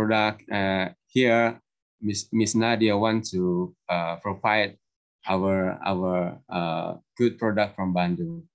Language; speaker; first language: English; non-native, learner; Indonesian